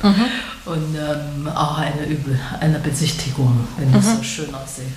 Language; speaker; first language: German; non-native, learner; Chinese